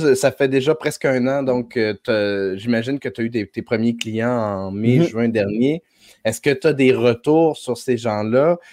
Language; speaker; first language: French; native; French